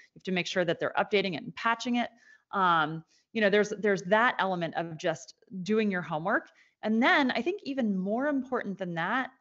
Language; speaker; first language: English; native; English